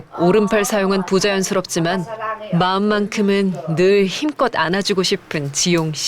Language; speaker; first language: Korean; native; Korean